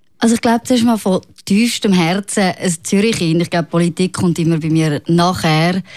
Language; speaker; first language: German; early bilingual, other home language; Swiss German